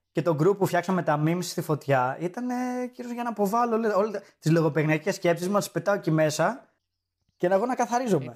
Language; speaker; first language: Greek; native; Greek